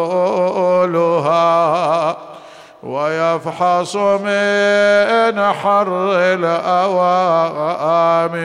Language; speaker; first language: Arabic; native; Arabic